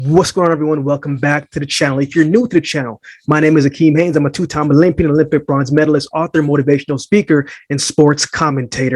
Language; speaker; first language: English; native; English